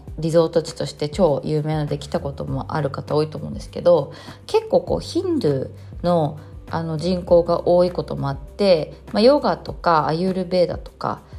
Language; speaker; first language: Japanese; native; Japanese